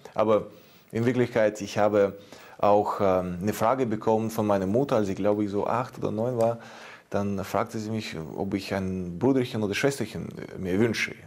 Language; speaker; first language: German; non-native, fluent; Ukrainian